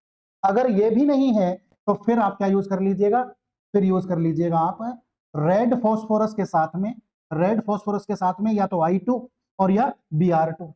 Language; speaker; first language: Hindi; native; Hindi